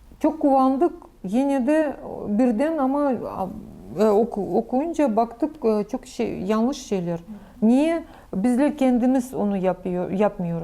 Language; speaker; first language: Turkish; non-native, learner; Crimean Tatar